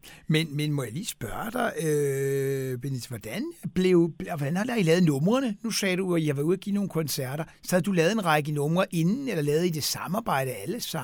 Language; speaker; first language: Danish; native; Danish